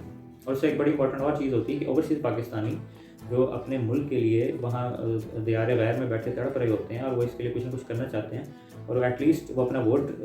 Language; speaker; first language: Urdu; native; Urdu